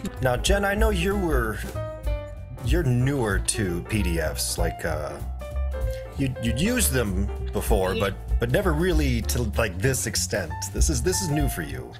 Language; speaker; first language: English; native; English